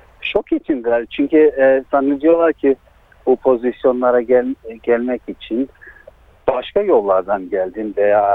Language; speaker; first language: Turkish; early bilingual, heritage; Turkish